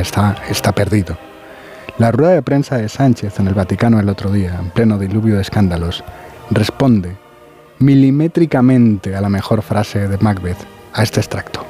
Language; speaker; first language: Spanish; native; Spanish